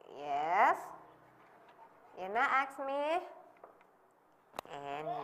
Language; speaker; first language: English; non-native, learner; Indonesian